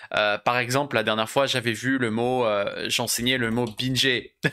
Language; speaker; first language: French; native; French